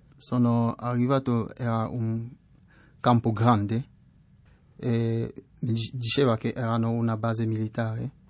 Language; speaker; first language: Italian; non-native, fluent; French